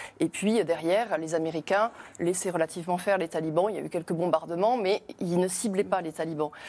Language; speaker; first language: French; native; French